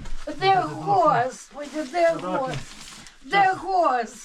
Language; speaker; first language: Russian; native; Russian